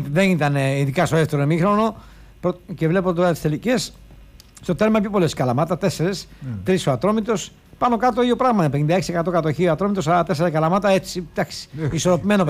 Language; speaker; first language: Greek; native; Greek